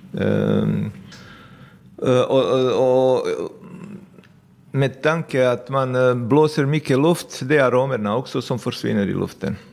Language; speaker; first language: Swedish; non-native, fluent; Bosnian